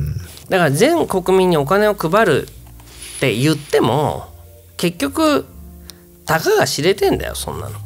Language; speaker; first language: Japanese; native; Japanese